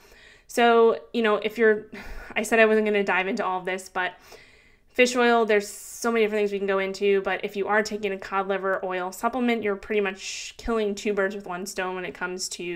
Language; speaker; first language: English; native; English